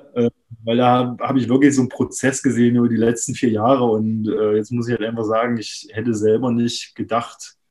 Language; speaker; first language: German; native; German